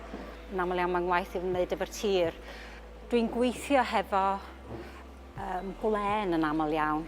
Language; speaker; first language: Welsh; native; Welsh